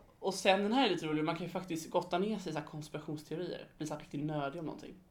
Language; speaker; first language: Swedish; native; Swedish